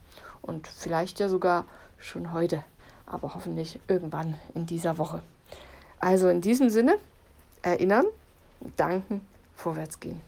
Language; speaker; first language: German; native; German